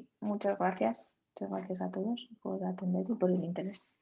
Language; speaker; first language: Spanish; native; Spanish